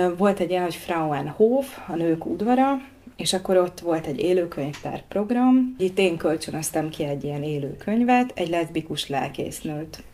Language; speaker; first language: Hungarian; native; Hungarian